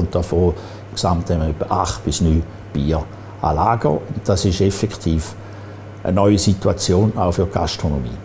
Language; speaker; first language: German; native; German